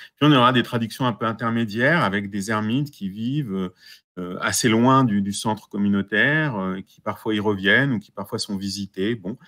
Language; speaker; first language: French; native; French